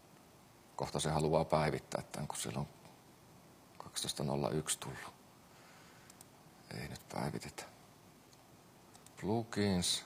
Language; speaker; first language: Finnish; native; Finnish